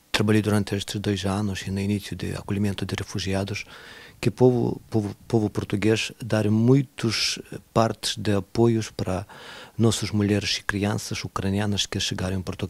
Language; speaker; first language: Portuguese; non-native, learner; Ukrainian